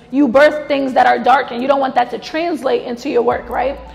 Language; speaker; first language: English; native; English